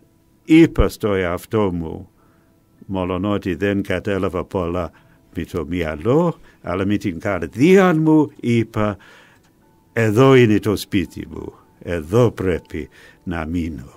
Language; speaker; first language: Greek; non-native, fluent; English